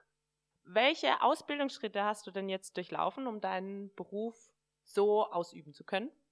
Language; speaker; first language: German; native; German